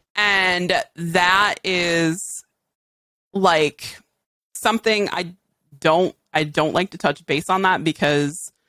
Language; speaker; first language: English; native; English